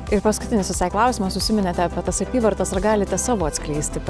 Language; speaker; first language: Lithuanian; native; Lithuanian